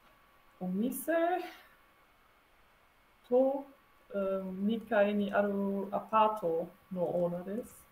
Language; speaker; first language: Japanese; non-native, learner; German